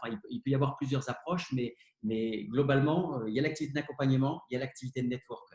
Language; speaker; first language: French; native; French